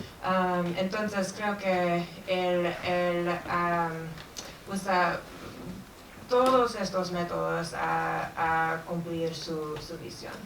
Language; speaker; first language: Spanish; non-native, fluent; English